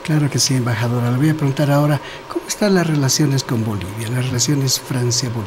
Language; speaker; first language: Spanish; native; Spanish